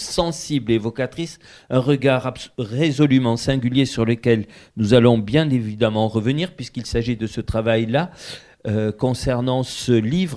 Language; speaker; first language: French; native; French